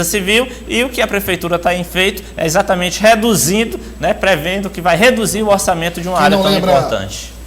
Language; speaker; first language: Portuguese; native; Portuguese